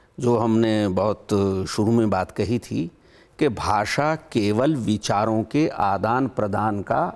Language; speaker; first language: Hindi; native; Hindi